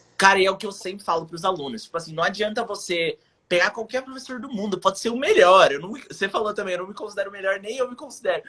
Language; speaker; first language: Portuguese; native; Portuguese